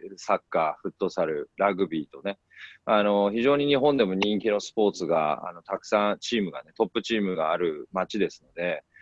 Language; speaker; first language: Japanese; native; Japanese